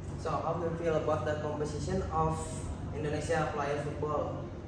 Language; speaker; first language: English; non-native, learner; Indonesian